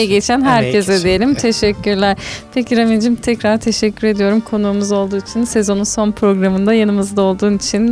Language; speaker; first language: Turkish; native; Turkish